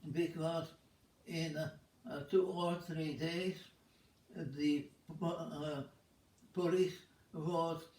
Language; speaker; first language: English; non-native, fluent; Czech